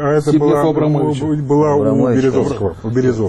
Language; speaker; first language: Russian; native; Russian